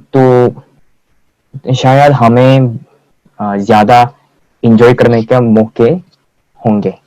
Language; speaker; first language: Hindi; non-native, fluent; Korean